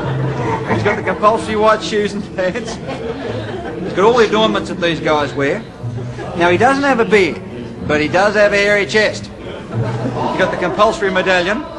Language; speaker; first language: English; native; English